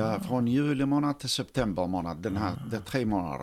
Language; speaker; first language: Swedish; non-native, fluent; Arabic